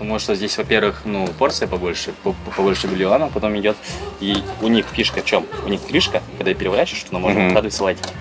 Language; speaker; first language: Russian; non-native, fluent; Korean